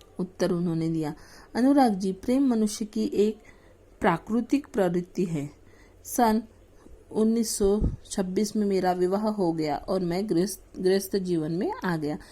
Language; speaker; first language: Hindi; non-native, local second language; Marathi